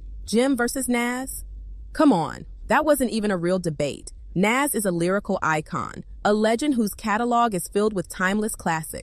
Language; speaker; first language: English; native; English